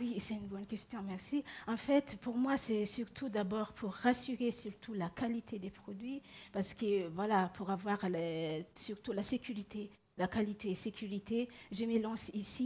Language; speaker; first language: French; non-native, local second language; Malagasy